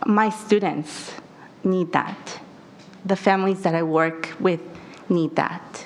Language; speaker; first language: English; early bilingual, other home language; Spanish